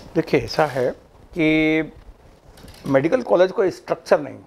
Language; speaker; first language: Hindi; native; Hindi